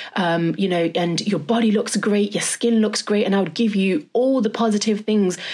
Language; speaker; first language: English; native; English